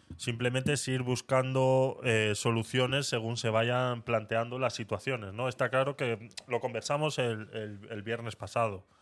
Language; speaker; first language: Spanish; native; Spanish